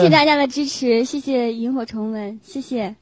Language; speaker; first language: Chinese; native; Chinese